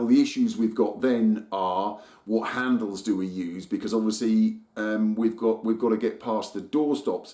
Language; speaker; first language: English; native; English